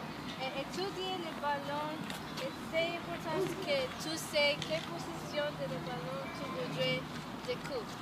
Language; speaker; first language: French; non-native, learner; English